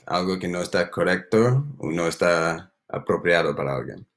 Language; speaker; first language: Spanish; non-native, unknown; English